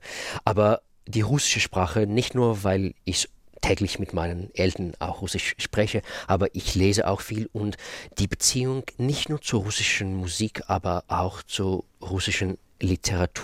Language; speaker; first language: German; non-native, fluent; Russian